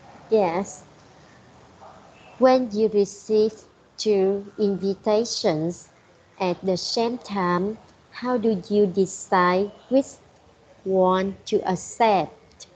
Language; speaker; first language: English; non-native, learner; Vietnamese